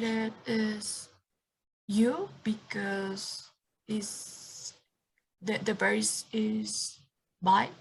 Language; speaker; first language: English; non-native, learner; Spanish